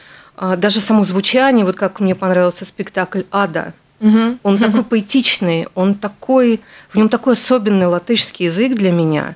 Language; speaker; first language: Russian; native; Russian